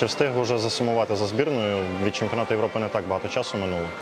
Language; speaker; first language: Ukrainian; native; Ukrainian